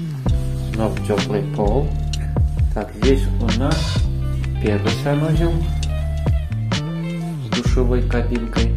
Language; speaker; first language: Russian; non-native, fluent; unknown